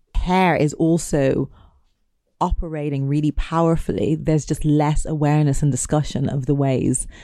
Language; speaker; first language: English; native; English